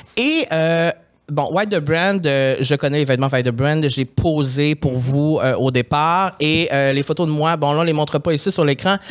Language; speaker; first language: French; native; French